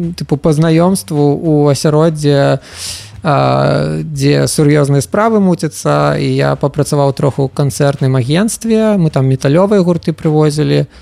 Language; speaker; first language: Belarusian; non-native, local second language; Russian